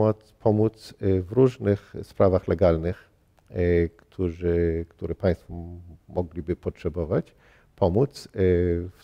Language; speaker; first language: Polish; early bilingual, heritage; English